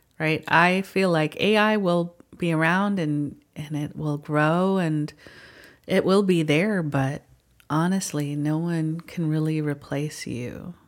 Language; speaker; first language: English; early bilingual, other home language; Filipino